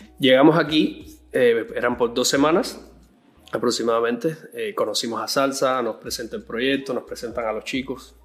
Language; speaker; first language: Spanish; native; Spanish